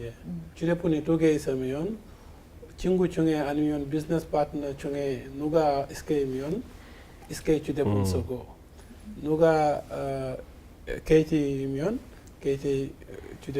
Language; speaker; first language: Korean; non-native, fluent; Wolof